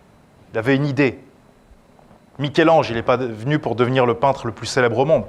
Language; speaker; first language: French; native; French